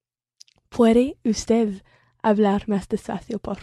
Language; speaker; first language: Spanish; non-native, learner; English